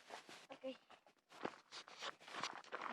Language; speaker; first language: Spanish; native; Spanish